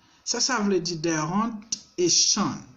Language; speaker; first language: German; non-native, learner; Haitian Creole